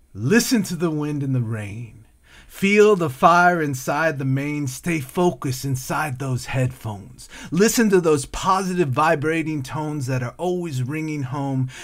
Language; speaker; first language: English; native; English